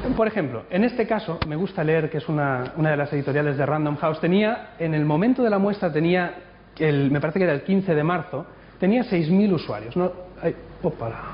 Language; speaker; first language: Spanish; non-native, local second language; Catalan